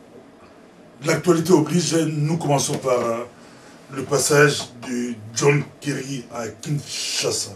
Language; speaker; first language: French; non-native, local second language; Lingala